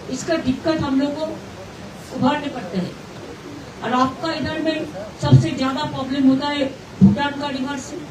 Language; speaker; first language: Hindi; non-native, local second language; Bangla